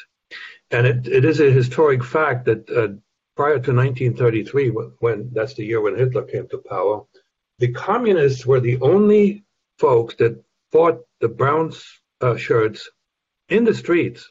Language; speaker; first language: English; non-native, fluent; German